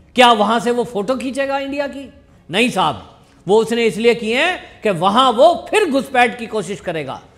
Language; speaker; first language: Hindi; native; Hindi